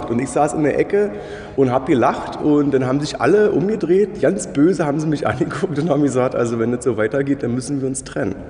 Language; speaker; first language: German; native; German